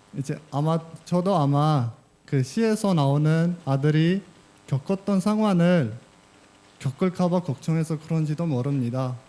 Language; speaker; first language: Korean; non-native, fluent; Uzbek